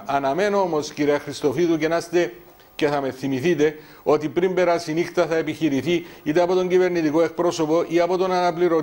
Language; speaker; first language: Greek; native; Greek